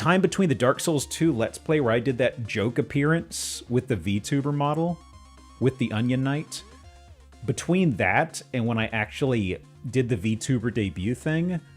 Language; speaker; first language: English; native; English